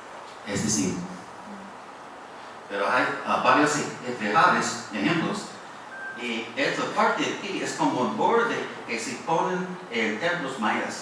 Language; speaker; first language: Spanish; non-native, fluent; English